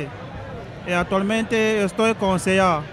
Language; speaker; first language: Spanish; non-native, learner; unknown